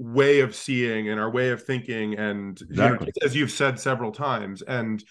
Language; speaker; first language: English; native; English